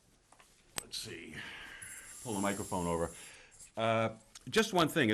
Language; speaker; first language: English; native; English